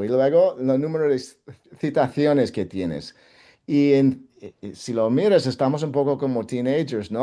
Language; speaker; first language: Spanish; non-native, fluent; English